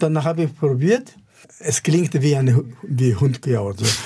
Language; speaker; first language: German; non-native, fluent; Japanese